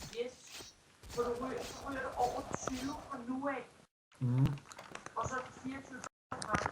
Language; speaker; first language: Danish; native; Danish